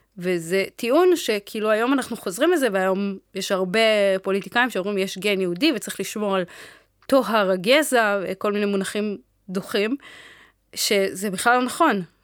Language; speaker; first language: Hebrew; early bilingual, other home language; Amharic